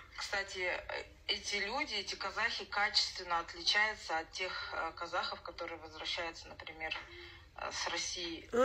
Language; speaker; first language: Russian; non-native, local second language; Kazakh